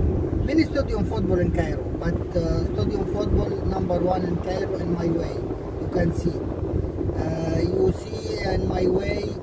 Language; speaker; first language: English; non-native, learner; Arabic